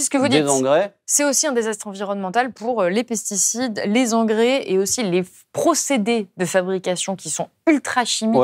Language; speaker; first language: French; native; French